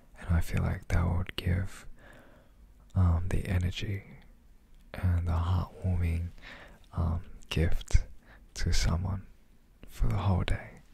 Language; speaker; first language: English; early bilingual, other home language; Korean